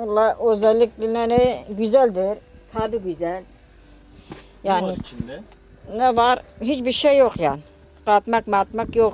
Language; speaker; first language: Turkish; non-native, local second language; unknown